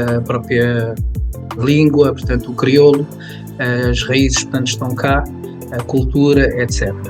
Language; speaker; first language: Portuguese; early bilingual, other home language; Kabuverdianu